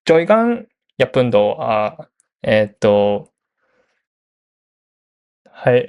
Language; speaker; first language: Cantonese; non-native, learner; Japanese